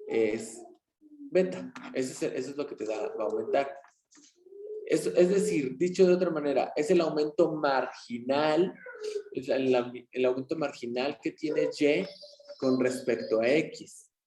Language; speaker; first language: Spanish; native; Spanish